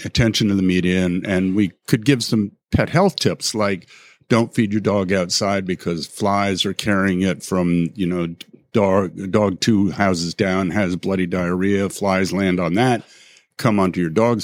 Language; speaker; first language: English; native; English